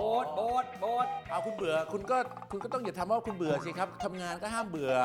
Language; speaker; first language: Thai; native; Thai